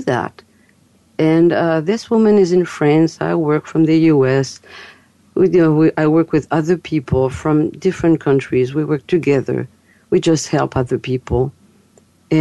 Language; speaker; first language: English; non-native, fluent; French